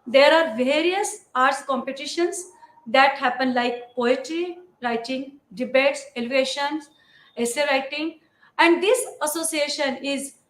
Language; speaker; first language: English; non-native, local second language; Marathi